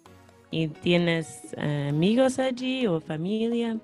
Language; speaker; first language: Spanish; non-native, fluent; English